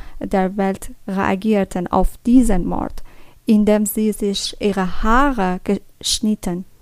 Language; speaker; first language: German; non-native, learner; Persian